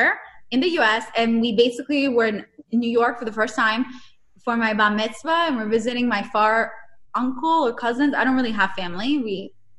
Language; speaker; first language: English; non-native, fluent; Hebrew